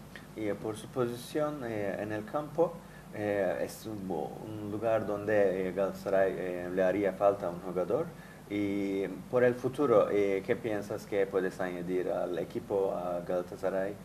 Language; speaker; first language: Spanish; non-native, fluent; Turkish